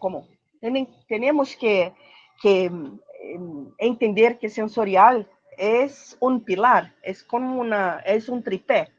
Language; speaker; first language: Spanish; non-native, learner; Portuguese